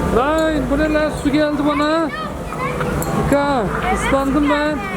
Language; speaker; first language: Turkish; native; Turkish